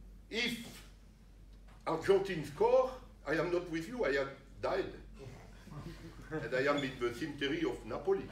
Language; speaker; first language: English; non-native, learner; French